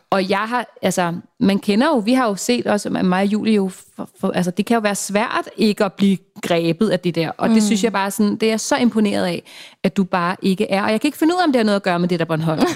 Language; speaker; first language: Danish; native; Danish